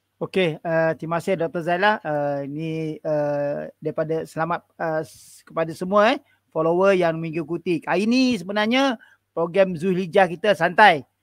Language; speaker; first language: Malay; native; Malay